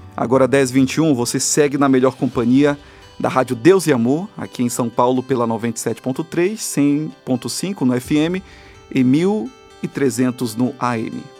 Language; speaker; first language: Portuguese; native; Portuguese